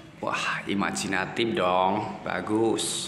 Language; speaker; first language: Indonesian; native; Indonesian